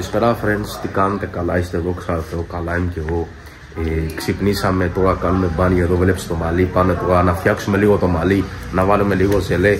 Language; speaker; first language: Greek; early bilingual, other home language; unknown